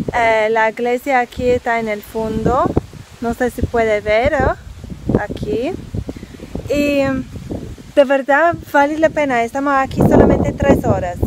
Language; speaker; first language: Spanish; non-native, learner; English